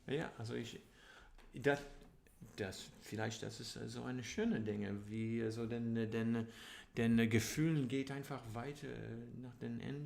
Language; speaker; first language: German; non-native, learner; English